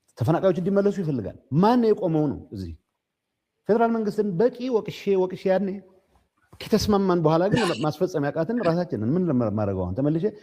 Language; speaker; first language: Amharic; non-native, local second language; Tigrinya